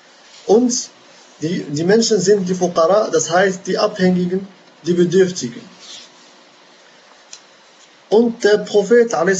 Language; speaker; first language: German; non-native, fluent; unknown